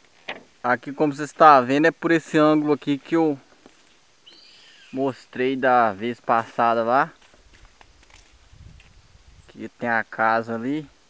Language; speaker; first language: Portuguese; native; Portuguese